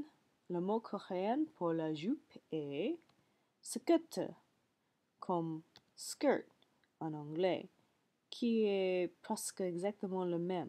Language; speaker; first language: French; non-native, learner; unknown